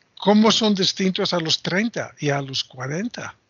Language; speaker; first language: Spanish; non-native, fluent; English